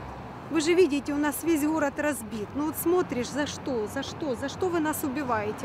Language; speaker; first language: Russian; native; Russian